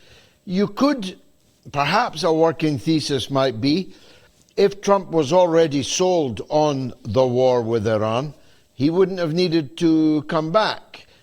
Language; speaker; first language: English; native; English